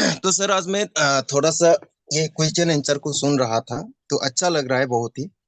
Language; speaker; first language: Hindi; non-native, local second language; Assamese